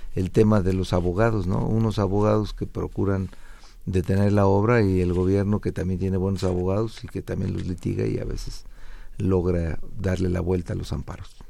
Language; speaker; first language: Spanish; native; Spanish